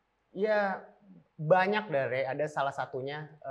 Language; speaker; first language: Indonesian; native; Indonesian